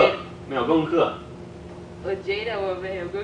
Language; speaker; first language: Chinese; non-native, learner; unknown